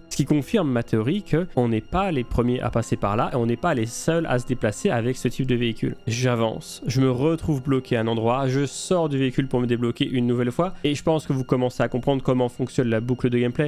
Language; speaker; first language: French; native; French